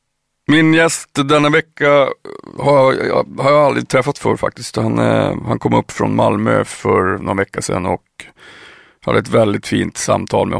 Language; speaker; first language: Swedish; native; Swedish